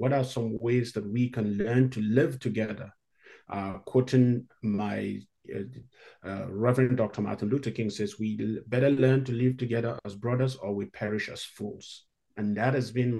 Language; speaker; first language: English; non-native, local second language; Hausa